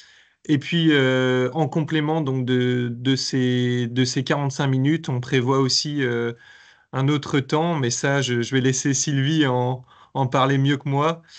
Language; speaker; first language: French; native; French